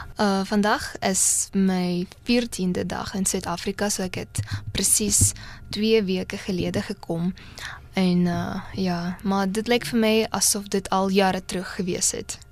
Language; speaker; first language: Afrikaans; non-native, fluent; Russian